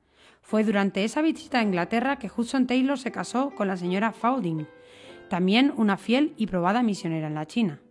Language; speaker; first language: Spanish; native; Spanish